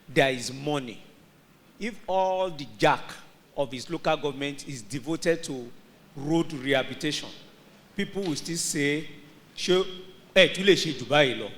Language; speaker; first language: English; non-native, local second language; Yoruba